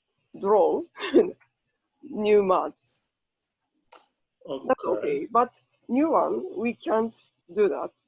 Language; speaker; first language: English; non-native, learner; Japanese